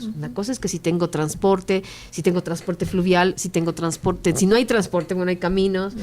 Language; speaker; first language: Spanish; native; Spanish